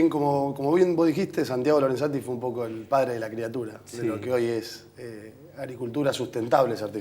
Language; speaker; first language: Spanish; native; Spanish